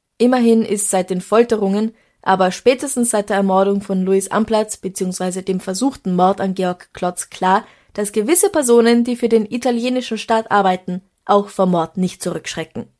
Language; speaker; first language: German; native; German